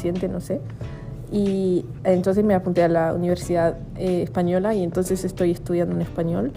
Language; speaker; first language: Spanish; early bilingual, heritage; Spanish